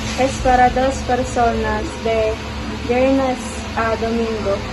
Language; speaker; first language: Spanish; non-native, learner; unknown